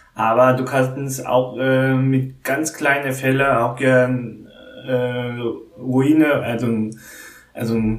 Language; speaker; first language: German; non-native, learner; Korean